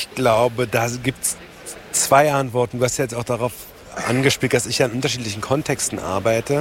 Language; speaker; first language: German; native; German